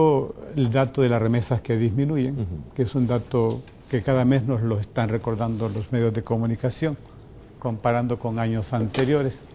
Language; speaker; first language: Spanish; native; Spanish